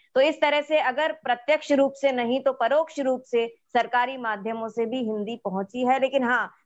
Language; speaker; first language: Hindi; non-native, local second language; Marathi